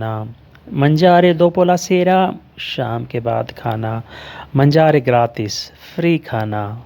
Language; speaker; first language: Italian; non-native, fluent; Urdu